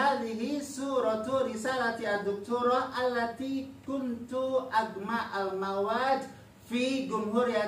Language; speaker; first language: Arabic; non-native, fluent; Indonesian